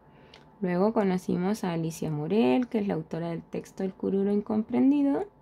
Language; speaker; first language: Spanish; native; Spanish